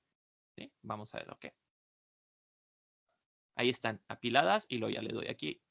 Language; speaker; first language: Spanish; native; Spanish